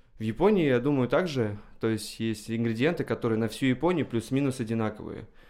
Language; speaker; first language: Russian; native; Russian